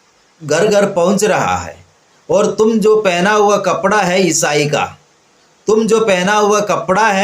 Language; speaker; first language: Hindi; non-native, local second language; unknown